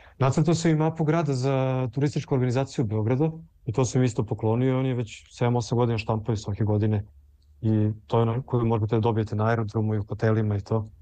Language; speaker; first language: Serbian; early bilingual, heritage; Serbian